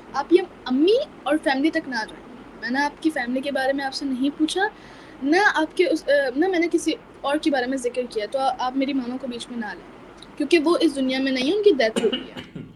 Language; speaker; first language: Urdu; native; Urdu